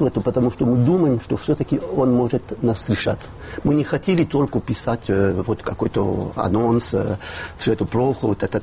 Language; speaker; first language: Russian; non-native, fluent; French